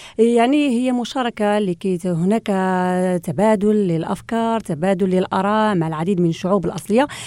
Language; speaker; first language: Arabic; non-native, local second language; Central Atlas Tamazight